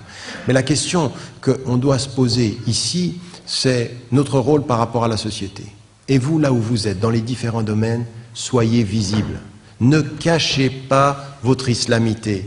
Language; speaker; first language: French; native; French